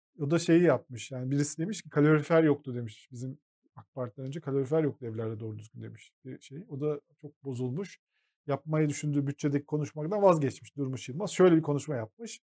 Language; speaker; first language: Turkish; native; Turkish